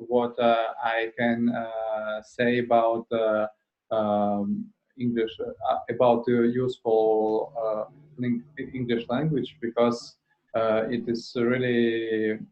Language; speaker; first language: English; non-native, learner; Russian